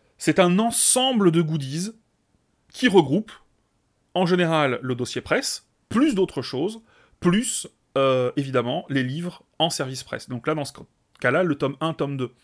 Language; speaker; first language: French; native; French